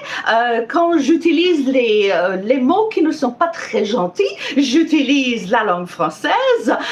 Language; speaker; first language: French; non-native, fluent; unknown